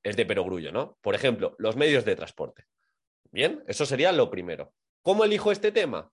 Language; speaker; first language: Spanish; native; Spanish